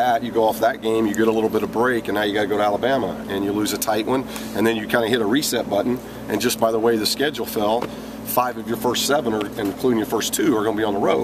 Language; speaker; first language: English; native; English